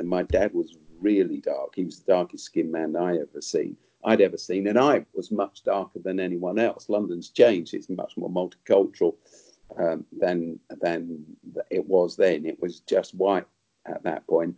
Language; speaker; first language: English; native; English